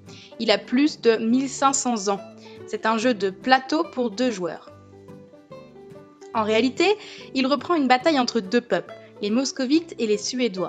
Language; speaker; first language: French; native; French